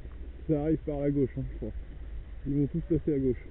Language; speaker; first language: French; native; French